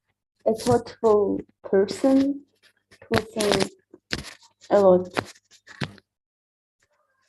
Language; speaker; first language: English; non-native, learner; Russian